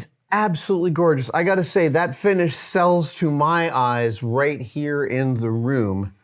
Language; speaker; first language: English; native; English